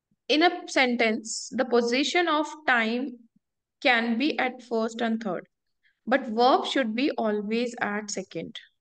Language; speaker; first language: English; non-native, local second language; Hindi